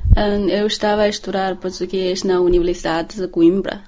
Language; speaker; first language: Portuguese; non-native, learner; Chinese